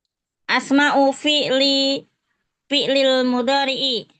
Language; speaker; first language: Arabic; non-native, learner; Indonesian